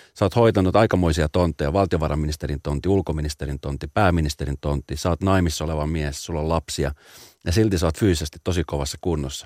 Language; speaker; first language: Finnish; native; Finnish